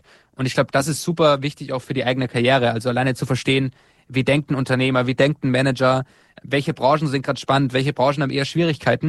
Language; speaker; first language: German; native; German